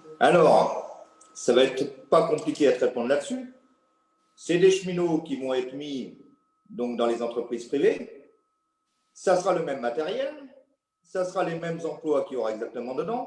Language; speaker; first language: French; native; French